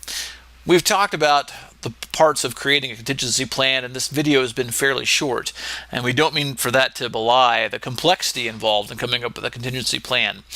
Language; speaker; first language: English; native; English